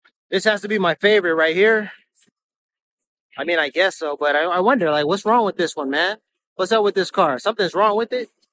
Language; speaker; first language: English; native; English